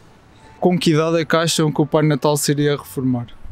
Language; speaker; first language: Portuguese; native; Portuguese